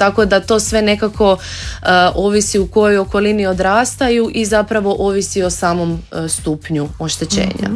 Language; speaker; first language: Croatian; native; Croatian